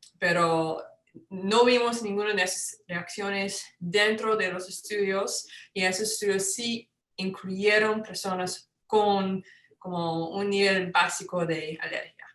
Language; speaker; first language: Spanish; non-native, fluent; English